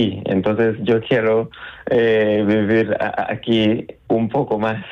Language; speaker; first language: Spanish; non-native, learner; Swahili